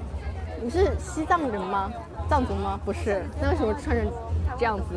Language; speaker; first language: Chinese; non-native, fluent; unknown